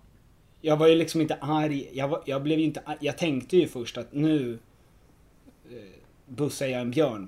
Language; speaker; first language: Swedish; native; Swedish